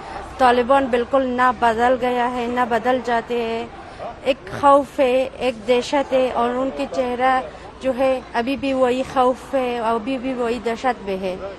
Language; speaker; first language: Hindi; non-native, fluent; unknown